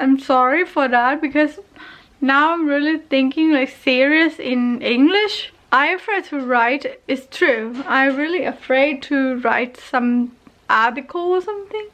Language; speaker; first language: English; non-native, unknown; Thai